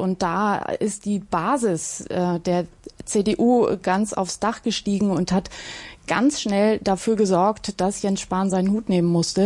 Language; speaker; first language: German; native; German